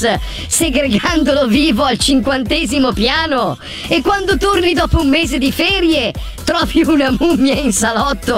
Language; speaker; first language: Italian; native; Italian